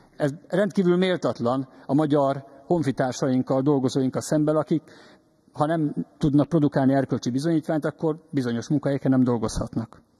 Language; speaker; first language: Hungarian; native; Hungarian